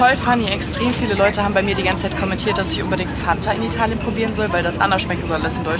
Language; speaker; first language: German; native; German